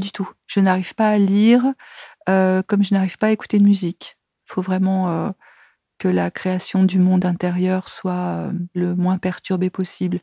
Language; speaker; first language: French; native; French